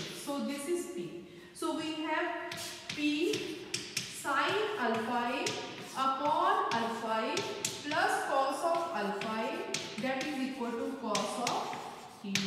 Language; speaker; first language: English; non-native, local second language; Hindi